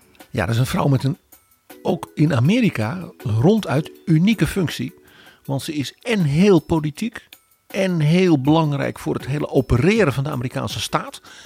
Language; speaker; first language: Dutch; native; Dutch